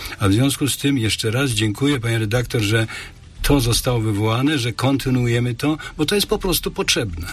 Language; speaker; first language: Polish; native; Polish